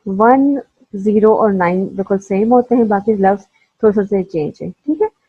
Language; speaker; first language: Urdu; native; Urdu